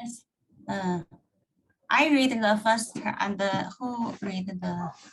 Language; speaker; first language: English; non-native, learner; Chinese